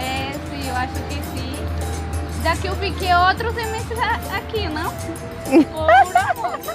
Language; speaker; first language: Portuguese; non-native, learner; Spanish